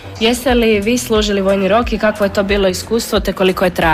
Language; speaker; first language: Serbian; native; Serbian